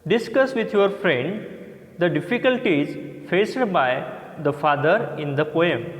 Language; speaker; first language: English; non-native, local second language; Marathi